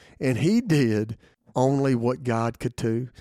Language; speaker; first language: English; native; English